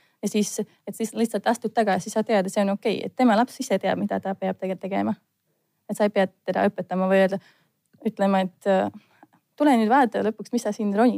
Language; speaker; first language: Estonian; non-native, fluent; Latvian